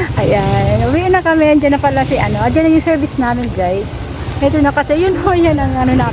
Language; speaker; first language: Filipino; non-native, local second language; Bikol